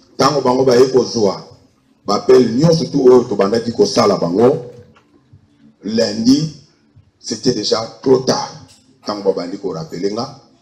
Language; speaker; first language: Lingala; non-native, local second language; Kongo